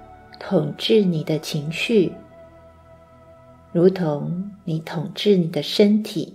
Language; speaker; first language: Chinese; native; Chinese